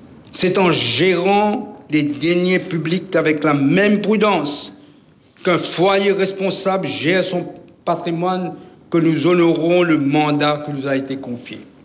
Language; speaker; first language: French; non-native, local second language; Morisyen